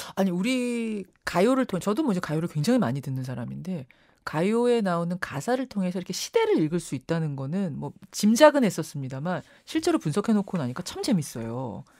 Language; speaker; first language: Korean; native; Korean